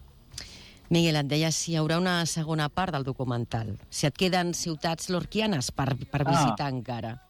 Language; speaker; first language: Catalan; native; Catalan